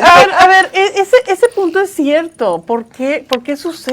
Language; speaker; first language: Spanish; native; Spanish